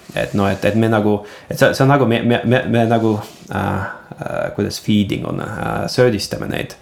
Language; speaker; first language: Estonian; non-native, local second language; Russian